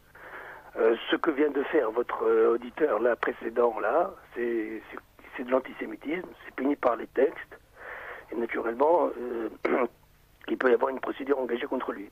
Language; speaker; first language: French; native; French